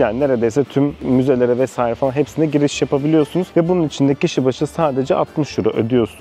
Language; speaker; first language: Turkish; native; Turkish